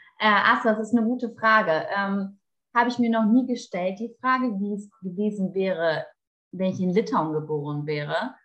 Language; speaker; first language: German; native; German